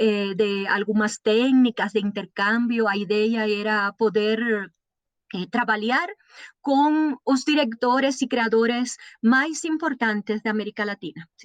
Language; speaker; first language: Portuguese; non-native, learner; Spanish